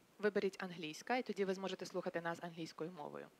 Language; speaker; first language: Ukrainian; native; Ukrainian